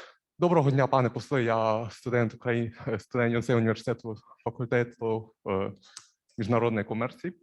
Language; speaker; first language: Ukrainian; non-native, fluent; Korean